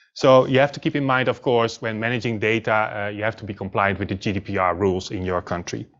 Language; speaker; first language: English; non-native, fluent; Dutch